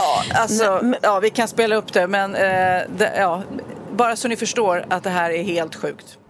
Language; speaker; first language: Swedish; native; Swedish